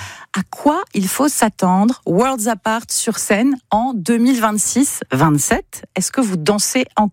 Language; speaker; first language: French; native; French